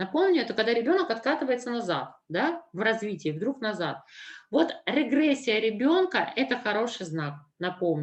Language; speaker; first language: Russian; native; Russian